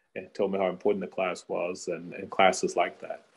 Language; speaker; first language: English; native; English